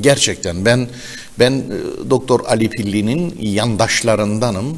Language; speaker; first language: Turkish; native; Turkish